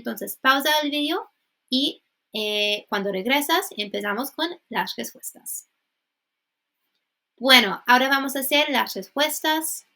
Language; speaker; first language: Spanish; non-native, fluent; English